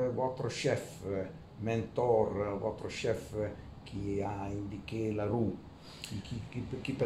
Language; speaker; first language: French; non-native, learner; Italian